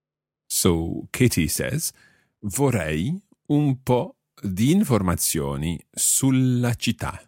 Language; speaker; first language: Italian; non-native, fluent; English